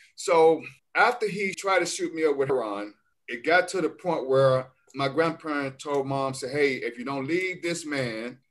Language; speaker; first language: English; native; English